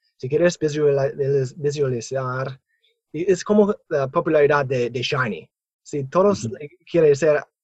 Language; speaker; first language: Spanish; non-native, fluent; English